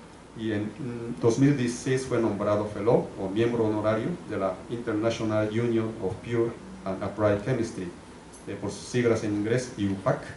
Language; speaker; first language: Spanish; native; Spanish